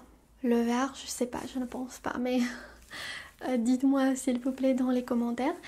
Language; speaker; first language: French; non-native, fluent; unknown